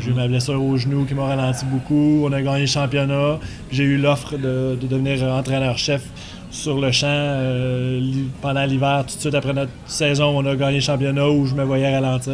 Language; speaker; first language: French; native; French